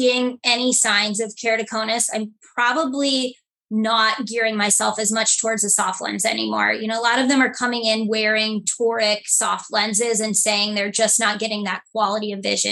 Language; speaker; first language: English; native; English